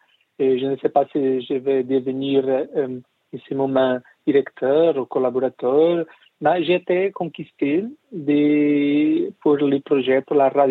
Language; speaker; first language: French; non-native, learner; Portuguese